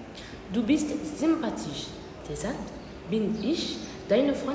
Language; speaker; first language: German; non-native, learner; French